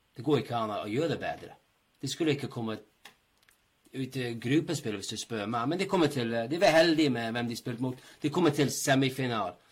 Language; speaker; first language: Norwegian; non-native, fluent; English